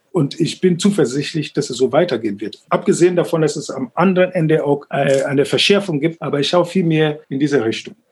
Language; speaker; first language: German; non-native, fluent; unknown